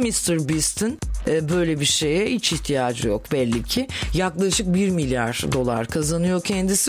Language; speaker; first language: Turkish; native; Turkish